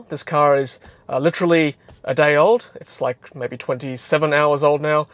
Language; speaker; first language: English; native; English